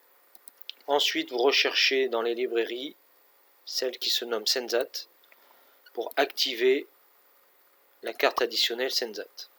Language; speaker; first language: French; native; French